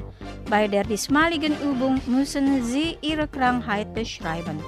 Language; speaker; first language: German; non-native, fluent; Indonesian